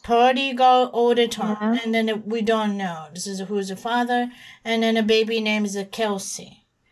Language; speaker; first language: English; non-native, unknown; Japanese